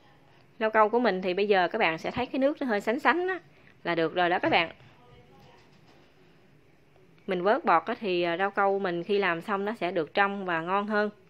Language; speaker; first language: Vietnamese; native; Vietnamese